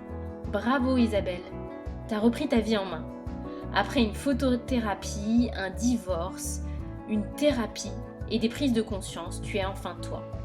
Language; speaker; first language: French; native; French